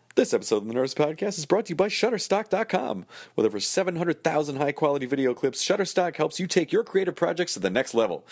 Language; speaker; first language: English; native; English